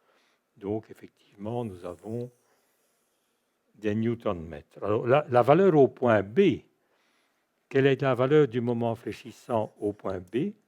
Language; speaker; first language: French; native; French